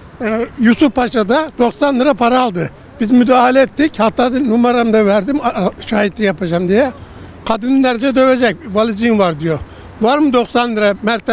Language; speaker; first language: Turkish; native; Turkish